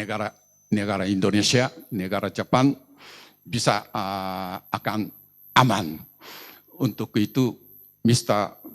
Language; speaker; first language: Indonesian; non-native, learner; Japanese